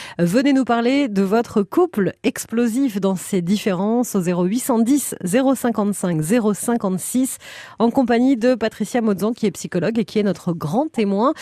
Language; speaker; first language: French; native; French